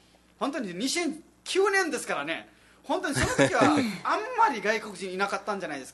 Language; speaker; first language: Japanese; non-native, fluent; Nepali